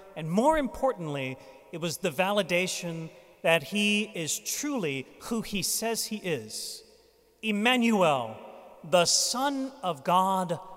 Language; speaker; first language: English; native; English